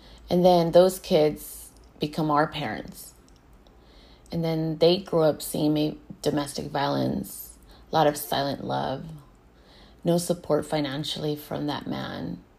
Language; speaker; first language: English; early bilingual, other home language; Spanish